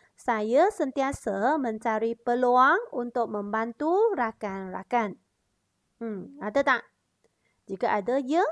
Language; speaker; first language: Malay; non-native, local second language; Chinese